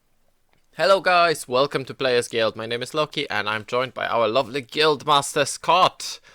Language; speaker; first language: English; native; English